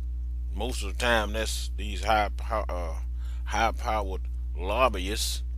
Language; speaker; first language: English; native; English